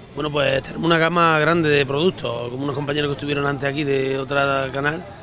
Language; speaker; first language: Spanish; native; Spanish